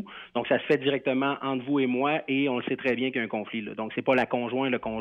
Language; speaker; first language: French; native; French